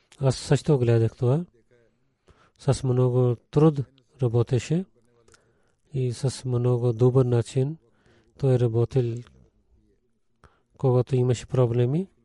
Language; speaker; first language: Bulgarian; non-native, learner; Urdu